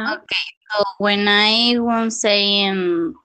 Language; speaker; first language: English; non-native, learner; Spanish